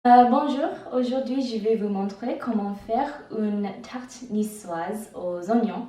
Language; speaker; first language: French; non-native, learner; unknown